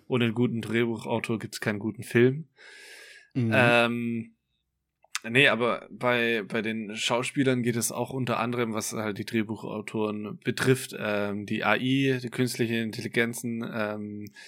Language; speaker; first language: German; native; German